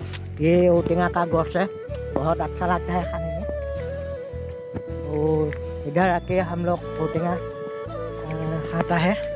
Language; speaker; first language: Hindi; non-native, local second language; Assamese